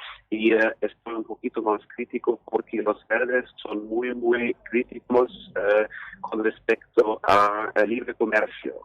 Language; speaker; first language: Spanish; non-native, fluent; German